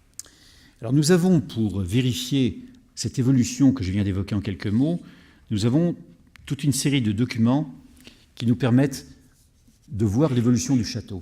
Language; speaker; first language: French; native; French